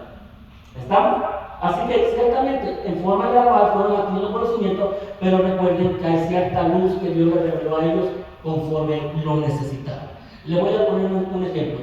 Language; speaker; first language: Spanish; native; Spanish